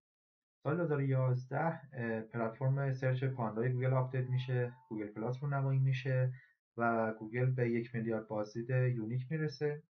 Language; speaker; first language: Persian; native; Persian